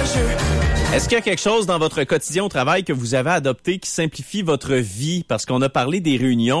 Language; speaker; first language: French; native; French